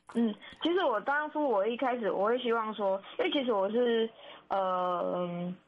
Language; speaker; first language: Chinese; native; Chinese